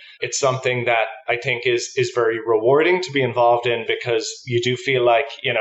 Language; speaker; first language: English; native; English